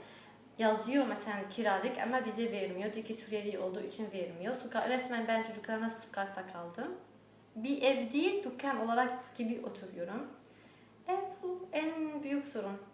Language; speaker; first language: Turkish; non-native, learner; Arabic